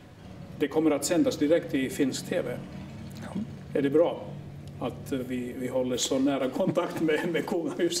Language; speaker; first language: Swedish; non-native, local second language; Finnish